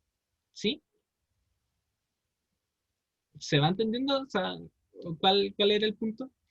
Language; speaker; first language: Spanish; native; Spanish